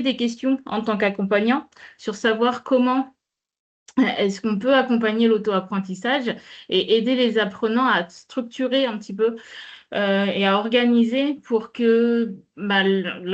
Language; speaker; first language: French; native; French